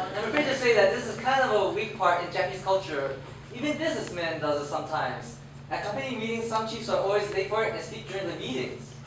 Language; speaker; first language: English; non-native, fluent; Japanese